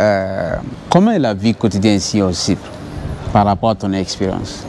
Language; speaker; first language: French; non-native, fluent; English